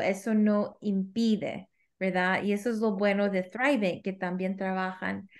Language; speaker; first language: Spanish; early bilingual, heritage; Spanish